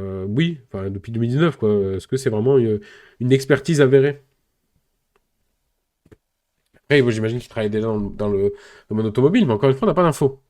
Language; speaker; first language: French; native; French